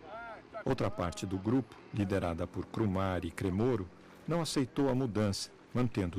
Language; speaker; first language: Portuguese; native; Portuguese